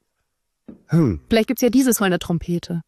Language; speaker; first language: German; native; German